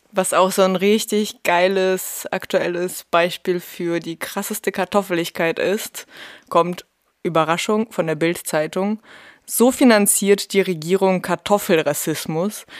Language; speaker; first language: German; early bilingual, other home language; Russian